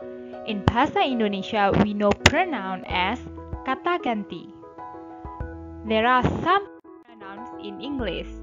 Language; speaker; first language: English; non-native, fluent; Indonesian